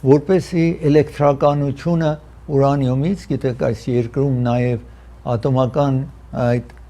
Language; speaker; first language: Armenian; early bilingual, heritage; Armenian